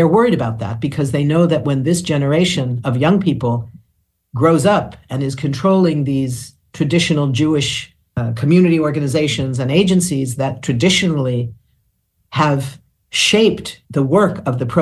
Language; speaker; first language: English; native; English